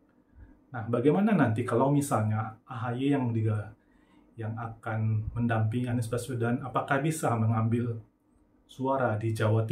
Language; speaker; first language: Indonesian; native; Indonesian